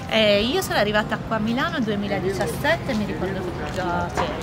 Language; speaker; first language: Italian; native; Italian